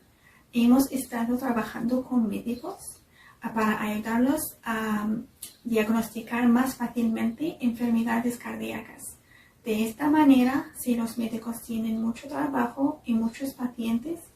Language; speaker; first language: Spanish; non-native, fluent; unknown